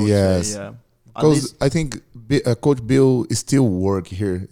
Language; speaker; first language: English; non-native, learner; Portuguese